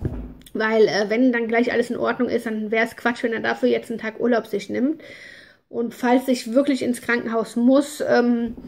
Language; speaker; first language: German; native; German